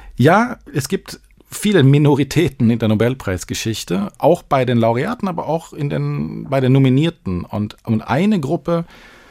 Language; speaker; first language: German; non-native, fluent; Swedish